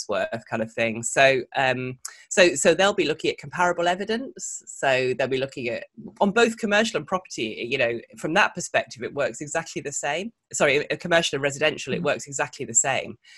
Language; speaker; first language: English; native; English